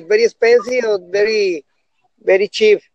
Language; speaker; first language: English; non-native, learner; Spanish